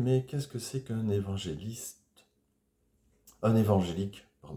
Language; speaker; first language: French; native; French